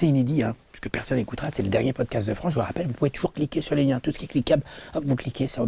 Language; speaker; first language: French; native; French